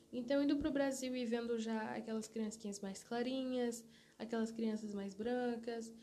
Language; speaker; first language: Portuguese; early bilingual, other home language; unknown